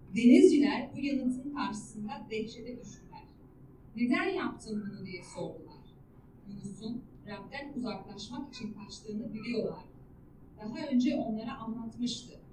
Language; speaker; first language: Turkish; native; Turkish